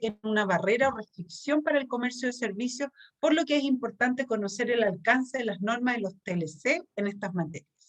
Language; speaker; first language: Spanish; native; Spanish